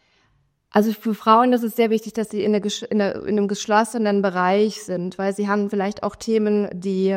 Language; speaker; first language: German; native; German